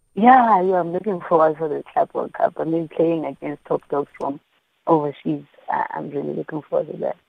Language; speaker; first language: English; non-native, local second language; Xhosa